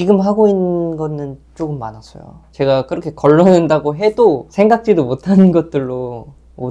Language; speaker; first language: Korean; native; Korean